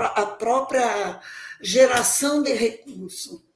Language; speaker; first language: Portuguese; native; Portuguese